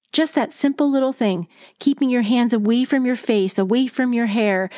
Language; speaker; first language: English; native; English